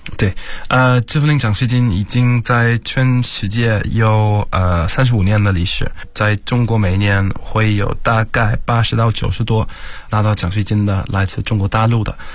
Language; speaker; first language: Chinese; non-native, learner; English